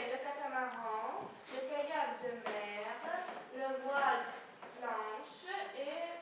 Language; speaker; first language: French; non-native, learner; Ukrainian